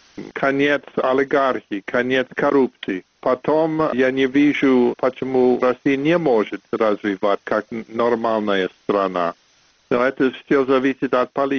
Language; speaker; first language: Russian; non-native, fluent; English